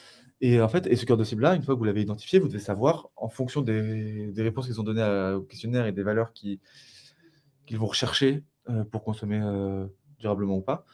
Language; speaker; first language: French; native; French